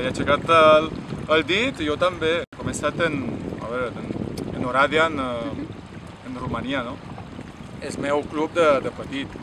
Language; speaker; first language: Catalan; non-native, fluent; Romanian